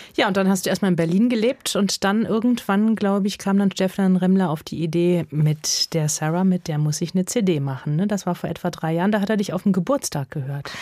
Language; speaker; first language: German; native; German